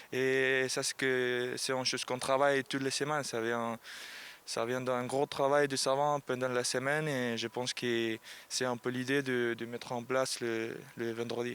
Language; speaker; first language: French; non-native, learner; Spanish